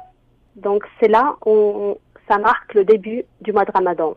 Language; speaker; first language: French; non-native, local second language; Arabic